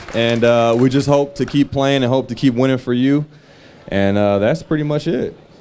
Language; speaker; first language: English; native; English